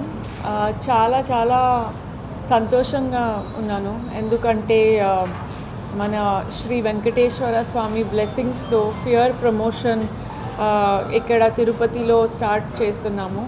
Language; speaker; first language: Telugu; non-native, fluent; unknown